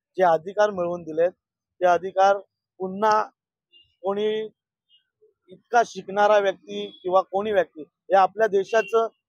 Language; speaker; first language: Marathi; native; Marathi